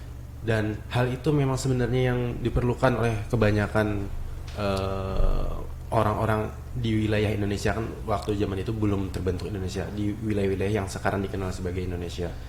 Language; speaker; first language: Indonesian; non-native, local second language; Banjar